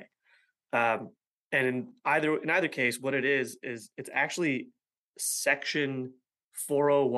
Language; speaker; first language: English; native; English